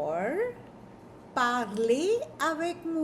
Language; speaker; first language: French; non-native, fluent; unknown